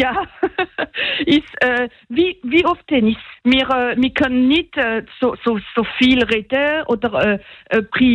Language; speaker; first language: German; non-native, local second language; French